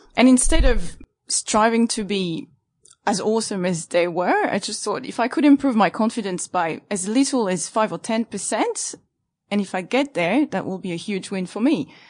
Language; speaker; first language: English; non-native, fluent; French